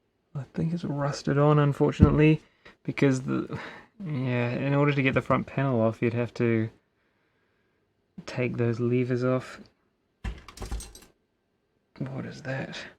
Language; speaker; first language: English; native; English